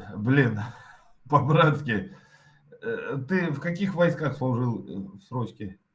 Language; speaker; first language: Russian; native; Russian